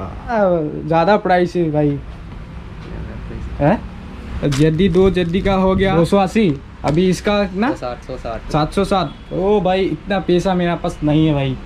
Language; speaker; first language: Hindi; non-native, local second language; Assamese